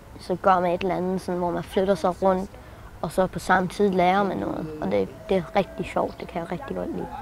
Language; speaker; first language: Danish; early bilingual, heritage; Danish